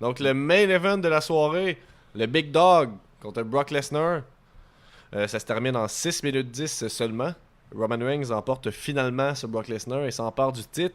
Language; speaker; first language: French; native; French